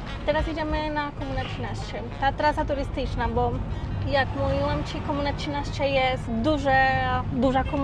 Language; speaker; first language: Polish; non-native, learner; Spanish